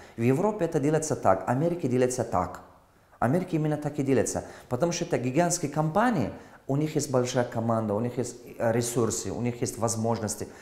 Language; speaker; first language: Russian; non-native, local second language; Tajik